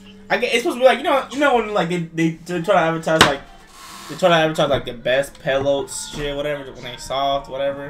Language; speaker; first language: English; early bilingual, other home language; Spanish